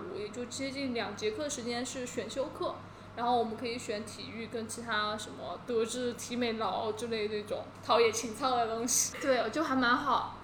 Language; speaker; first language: Chinese; native; Chinese